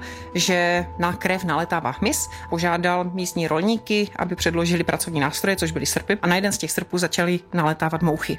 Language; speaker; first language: Czech; native; Czech